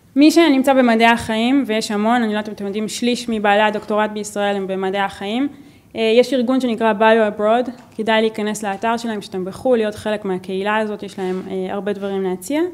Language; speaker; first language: Hebrew; native; Hebrew